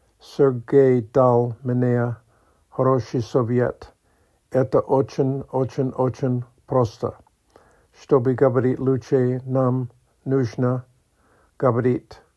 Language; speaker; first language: Russian; non-native, learner; English